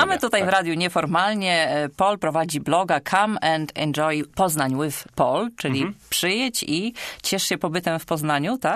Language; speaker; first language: Polish; native; Polish